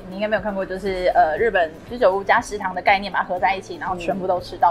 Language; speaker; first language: Chinese; native; Chinese